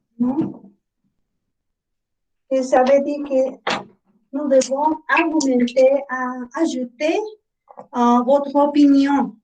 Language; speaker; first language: French; non-native, learner; Spanish